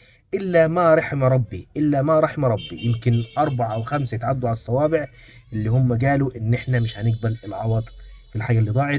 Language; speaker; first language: Arabic; native; Arabic